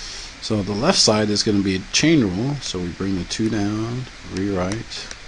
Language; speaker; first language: English; native; English